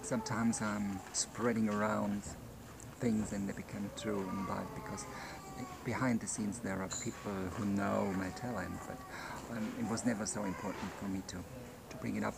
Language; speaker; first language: English; non-native, fluent; German